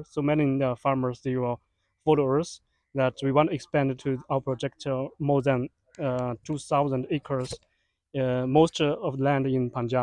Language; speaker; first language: English; non-native, fluent; Chinese